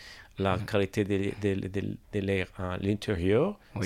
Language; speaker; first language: French; non-native, learner; Italian